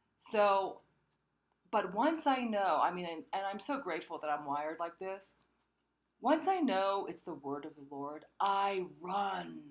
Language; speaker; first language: English; early bilingual, other home language; Korean